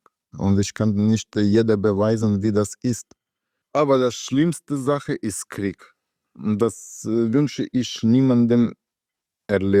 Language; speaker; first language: German; non-native, learner; Russian